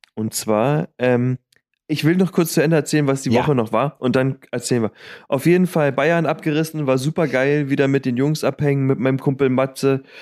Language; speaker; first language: German; native; German